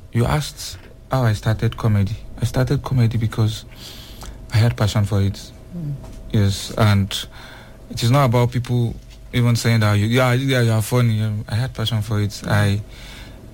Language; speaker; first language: English; non-native, local second language; Yoruba